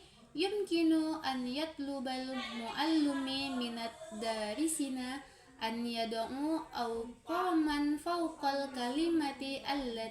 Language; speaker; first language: Arabic; non-native, learner; Indonesian